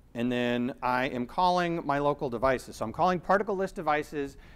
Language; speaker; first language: English; native; English